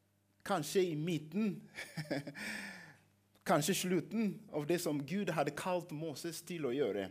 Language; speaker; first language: Norwegian; non-native, fluent; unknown